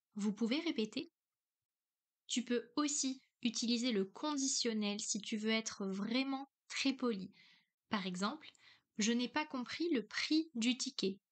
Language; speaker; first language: French; native; French